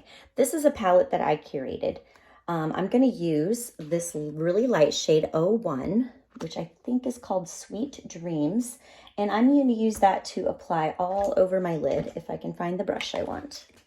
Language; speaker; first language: English; native; English